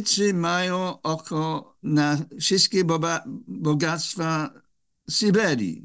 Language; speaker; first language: Polish; non-native, fluent; English